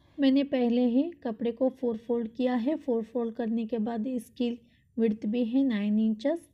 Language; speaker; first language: Hindi; non-native, local second language; Kannada